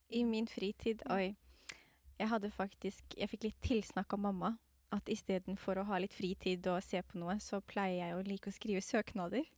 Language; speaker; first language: Norwegian; non-native, fluent; Somali